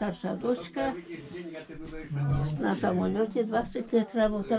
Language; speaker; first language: Russian; non-native, local second language; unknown